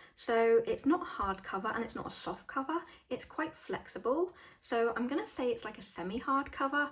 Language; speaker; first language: English; native; English